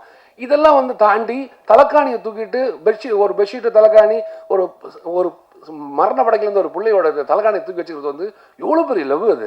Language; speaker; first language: Tamil; native; Tamil